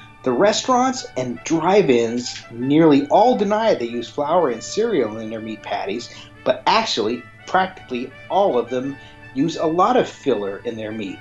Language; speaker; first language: English; native; English